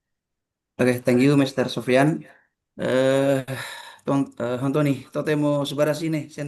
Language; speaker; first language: English; non-native, learner; Indonesian